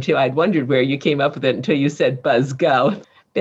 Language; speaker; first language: English; native; English